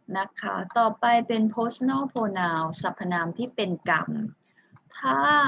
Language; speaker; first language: Thai; native; Thai